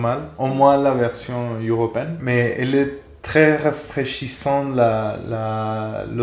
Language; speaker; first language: French; non-native, fluent; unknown